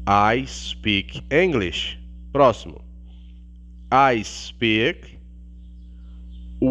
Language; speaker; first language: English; non-native, learner; Portuguese